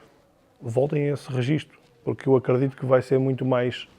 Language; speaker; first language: Portuguese; native; Portuguese